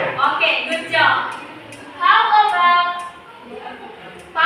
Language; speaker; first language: English; non-native, learner; Indonesian